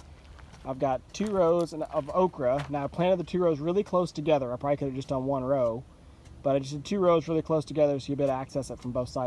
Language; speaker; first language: English; native; English